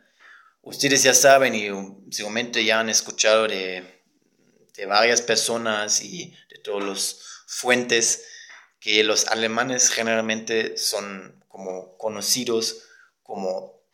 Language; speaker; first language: Spanish; non-native, fluent; German